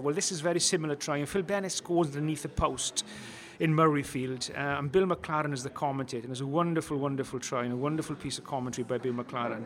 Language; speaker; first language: English; non-native, local second language; Welsh